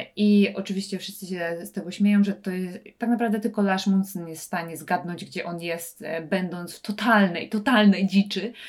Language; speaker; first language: Polish; native; Polish